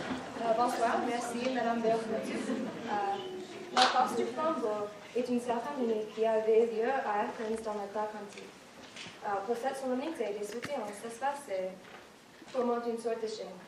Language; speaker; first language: French; non-native, fluent; English